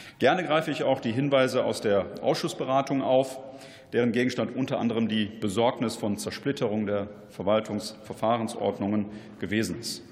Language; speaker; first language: German; native; German